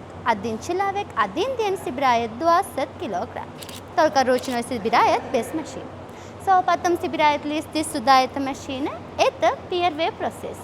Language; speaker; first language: Russian; non-native, learner; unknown